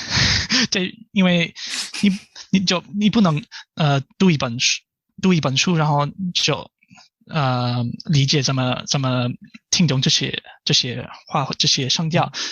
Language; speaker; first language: Chinese; non-native, fluent; English